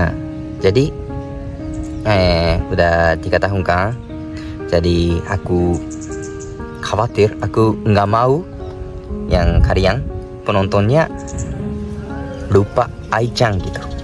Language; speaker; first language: Indonesian; non-native, fluent; Japanese